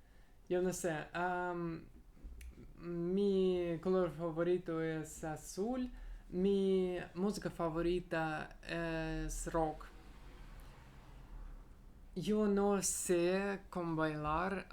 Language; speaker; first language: Spanish; non-native, learner; Russian